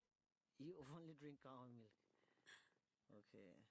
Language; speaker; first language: English; non-native, learner; Nepali